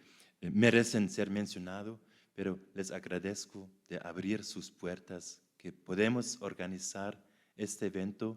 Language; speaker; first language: Spanish; non-native, fluent; German